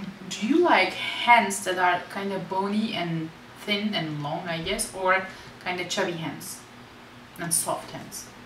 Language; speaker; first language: English; non-native, fluent; Turkish